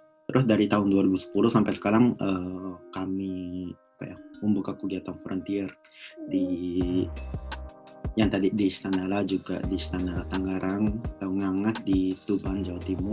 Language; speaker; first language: Indonesian; non-native, fluent; Japanese